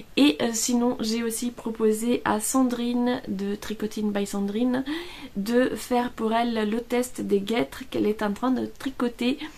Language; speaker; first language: French; non-native, fluent; Italian